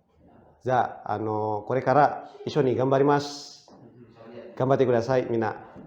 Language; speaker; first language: Japanese; non-native, learner; Indonesian